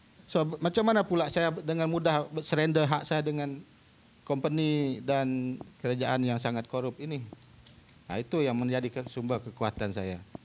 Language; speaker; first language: Malay; non-native, local second language; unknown